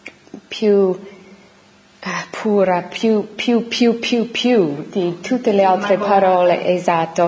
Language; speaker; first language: Italian; non-native, fluent; English